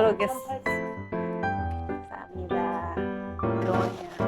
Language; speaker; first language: Korean; non-native, learner; Filipino